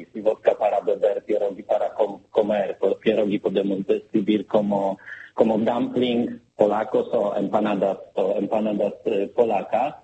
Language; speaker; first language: Spanish; non-native, learner; Polish